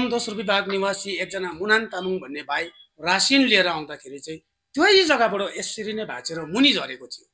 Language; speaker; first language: Nepali; native; Nepali